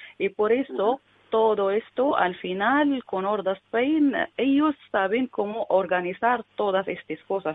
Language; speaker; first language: Spanish; non-native, learner; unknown